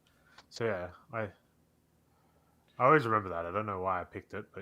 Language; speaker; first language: English; native; English